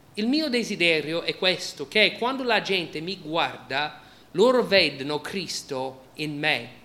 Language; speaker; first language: Italian; non-native, fluent; English